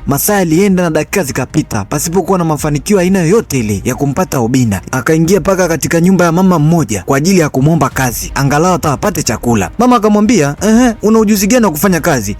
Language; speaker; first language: Swahili; native; Swahili